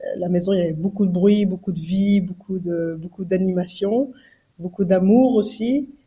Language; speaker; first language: French; native; French